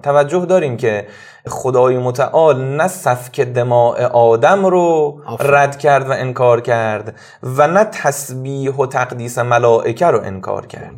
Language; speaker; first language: Persian; native; Persian